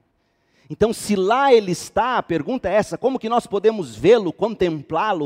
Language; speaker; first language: Portuguese; native; Portuguese